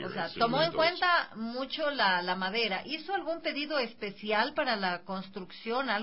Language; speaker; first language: Spanish; native; Spanish